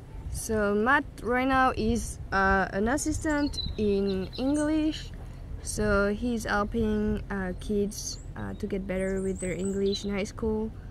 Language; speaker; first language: English; non-native, fluent; French